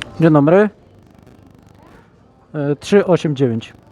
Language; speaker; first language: Polish; non-native, learner; Ukrainian